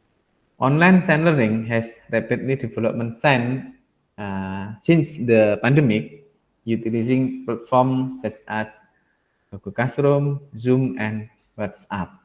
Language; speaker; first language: English; non-native, learner; Indonesian